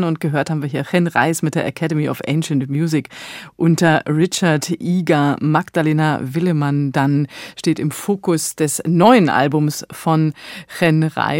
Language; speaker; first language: German; native; German